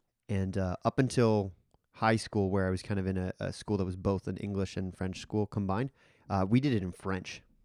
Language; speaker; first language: English; native; English